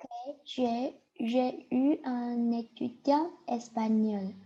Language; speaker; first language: French; non-native, learner; Chinese